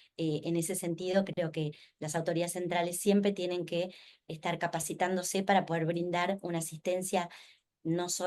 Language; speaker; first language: Spanish; native; Spanish